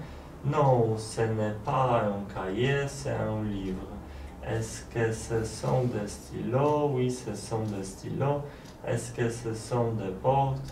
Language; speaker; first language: French; non-native, learner; Polish